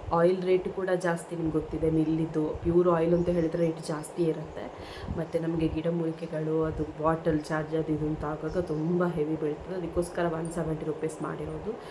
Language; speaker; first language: Kannada; non-native, local second language; Tulu